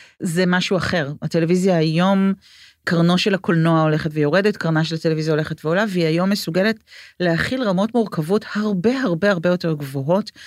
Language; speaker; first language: Hebrew; native; Hebrew